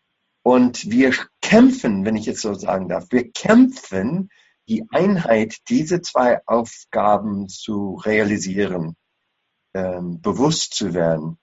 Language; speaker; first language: German; non-native, fluent; English